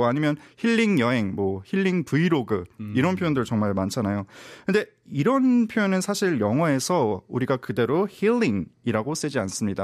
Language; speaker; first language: Korean; native; Korean